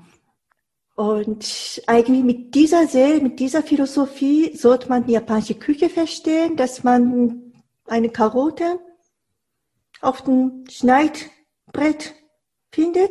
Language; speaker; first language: German; non-native, fluent; Japanese